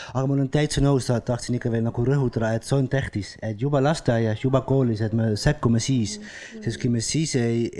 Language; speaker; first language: Estonian; non-native, fluent; Dutch